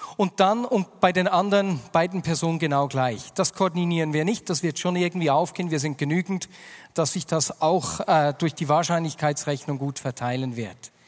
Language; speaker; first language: German; native; German